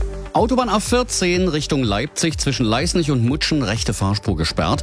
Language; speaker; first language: German; native; German